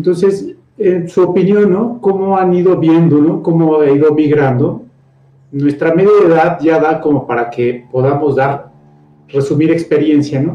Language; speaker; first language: Spanish; native; Spanish